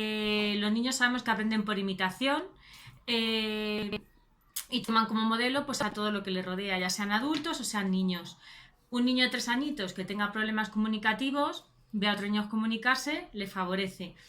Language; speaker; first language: Spanish; native; Spanish